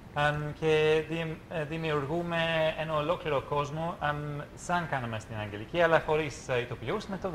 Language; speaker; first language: Greek; non-native, fluent; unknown